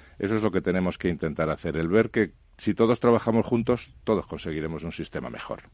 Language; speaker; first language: Spanish; native; Spanish